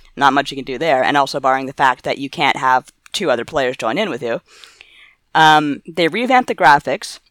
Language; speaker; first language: English; native; English